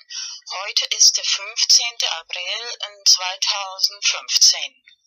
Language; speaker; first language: German; non-native, learner; Spanish